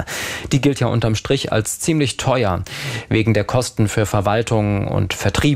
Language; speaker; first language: German; native; German